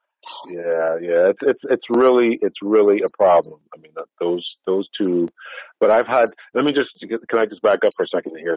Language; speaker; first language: English; native; English